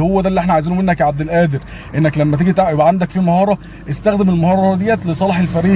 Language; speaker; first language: Arabic; native; Arabic